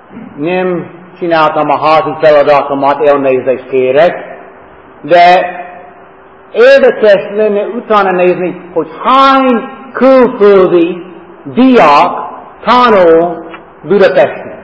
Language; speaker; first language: Hungarian; non-native, fluent; English